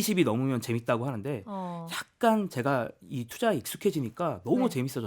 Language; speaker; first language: Korean; native; Korean